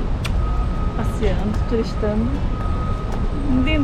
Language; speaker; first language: Portuguese; non-native, learner; English